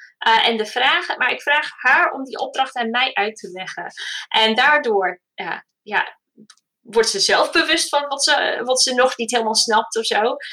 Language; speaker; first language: Dutch; non-native, fluent; English